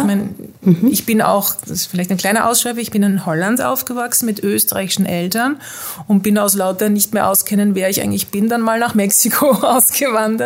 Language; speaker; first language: German; early bilingual, heritage; German